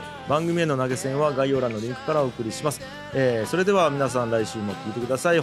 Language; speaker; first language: Japanese; native; Japanese